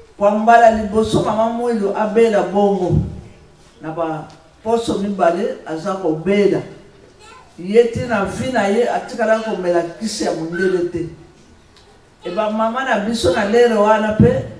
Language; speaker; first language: Lingala; non-native, local second language; Kongo